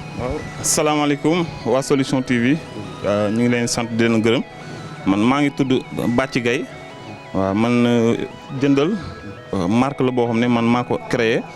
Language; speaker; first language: Wolof; native; Wolof